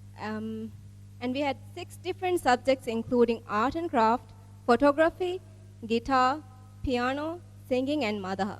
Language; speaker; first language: English; non-native, local second language; Divehi